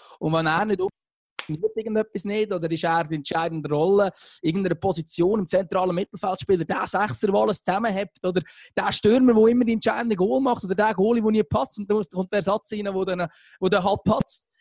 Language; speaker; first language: German; native; German